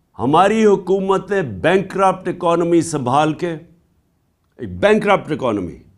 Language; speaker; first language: Urdu; native; Urdu